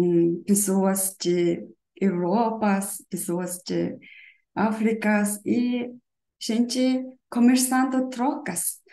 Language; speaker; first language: Portuguese; non-native, learner; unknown